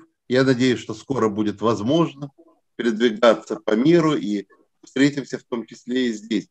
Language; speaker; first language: Russian; native; Russian